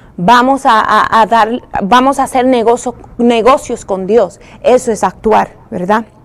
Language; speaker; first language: Spanish; early bilingual, heritage; Spanish